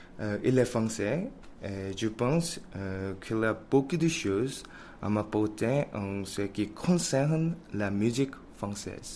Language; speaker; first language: French; non-native, learner; Korean